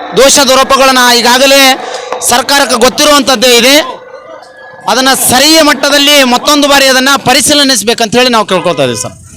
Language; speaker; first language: Kannada; non-native, local second language; Lambadi